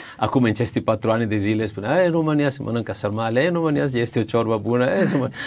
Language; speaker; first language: Romanian; non-native, fluent; Italian